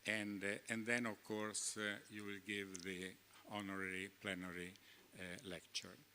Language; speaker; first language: English; non-native, fluent; Italian